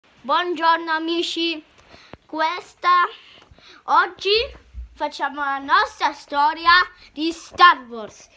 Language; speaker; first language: Italian; early bilingual, heritage; Italian